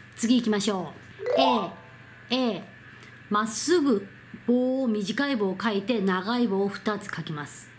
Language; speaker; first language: Japanese; non-native, fluent; Korean